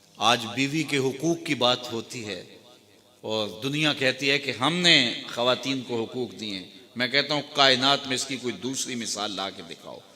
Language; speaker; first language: Urdu; non-native, local second language; Punjabi